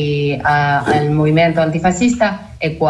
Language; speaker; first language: Italian; non-native, learner; Spanish